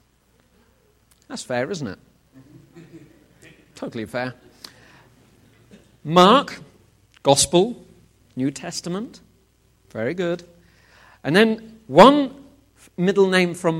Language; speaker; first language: English; native; English